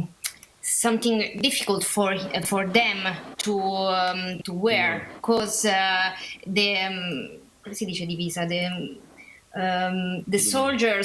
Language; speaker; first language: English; non-native, learner; Italian